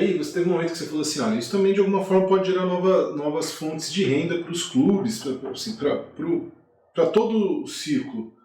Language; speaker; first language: Portuguese; native; Portuguese